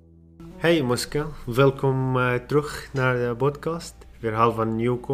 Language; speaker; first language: Dutch; non-native, learner; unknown